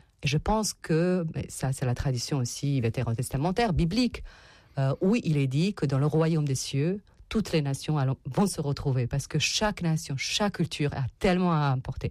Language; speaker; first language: French; non-native, fluent; Serbian